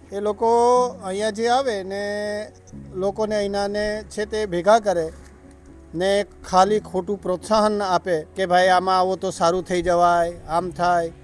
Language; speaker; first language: Gujarati; non-native, local second language; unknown